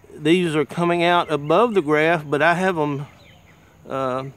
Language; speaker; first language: English; native; English